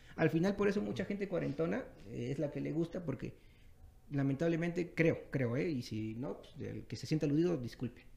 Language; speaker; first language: Spanish; native; Spanish